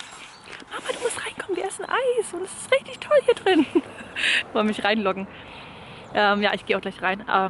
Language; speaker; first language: German; native; German